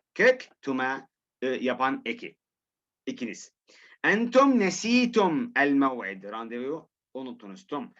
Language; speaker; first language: Turkish; non-native, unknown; Arabic